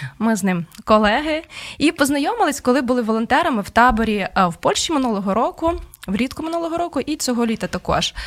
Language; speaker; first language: Ukrainian; native; Ukrainian